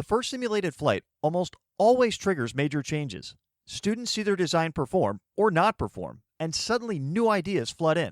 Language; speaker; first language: English; native; English